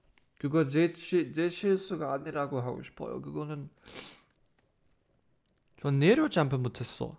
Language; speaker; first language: Korean; non-native, fluent; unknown